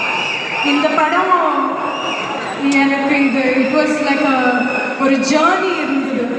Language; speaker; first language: Tamil; non-native, local second language; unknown